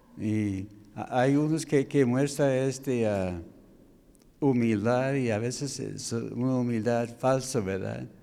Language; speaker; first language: Spanish; non-native, fluent; English